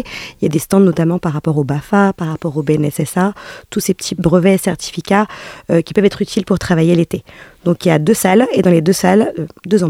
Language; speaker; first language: French; native; French